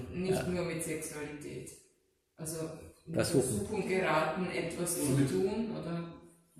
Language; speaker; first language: German; native; German